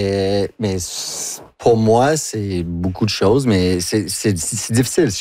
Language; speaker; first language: French; non-native, local second language; English